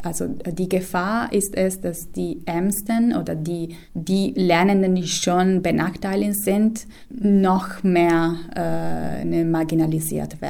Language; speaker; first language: German; non-native, fluent; Italian